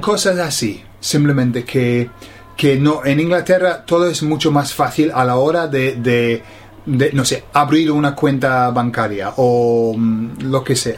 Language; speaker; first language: Spanish; non-native, fluent; English